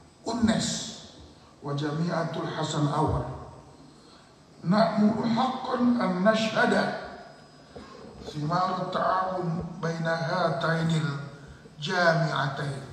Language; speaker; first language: Arabic; non-native, learner; Indonesian